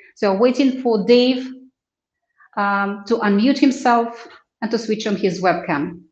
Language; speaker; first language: English; non-native, fluent; Russian